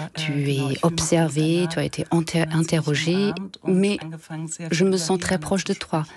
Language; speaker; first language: French; non-native, fluent; German